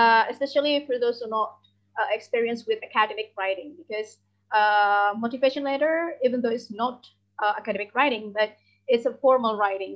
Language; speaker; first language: English; non-native, fluent; Indonesian